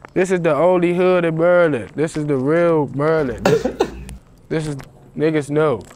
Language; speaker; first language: English; native; English